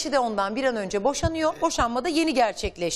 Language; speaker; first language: Turkish; native; Turkish